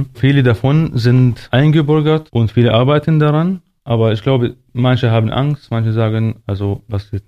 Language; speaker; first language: German; non-native, fluent; Arabic